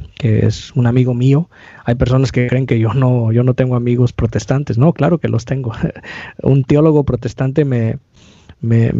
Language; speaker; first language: Spanish; native; Spanish